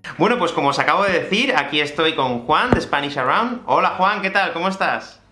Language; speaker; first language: Spanish; native; Spanish